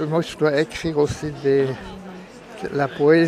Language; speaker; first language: French; non-native, local second language; German